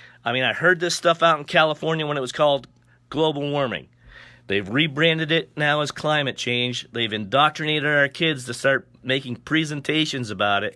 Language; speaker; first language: English; native; English